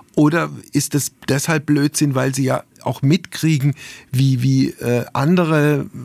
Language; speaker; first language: German; native; German